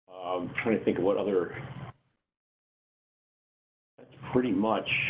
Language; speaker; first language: English; native; English